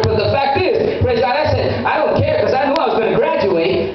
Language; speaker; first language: English; early bilingual, other home language; Spanish